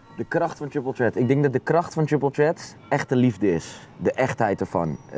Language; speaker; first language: Dutch; native; Dutch